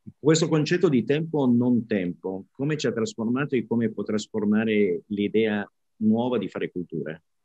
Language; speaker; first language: Italian; native; Italian